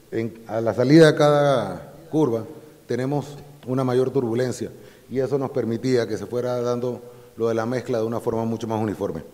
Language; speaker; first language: Spanish; native; Spanish